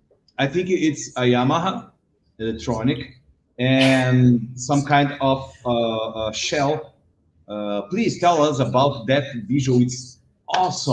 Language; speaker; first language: English; non-native, learner; Portuguese